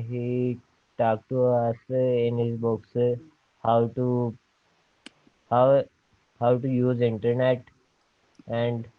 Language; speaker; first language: English; non-native, learner; Urdu